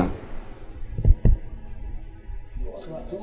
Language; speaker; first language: Arabic; non-native, fluent; English